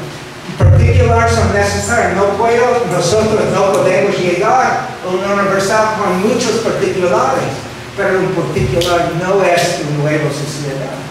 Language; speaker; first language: Spanish; non-native, fluent; English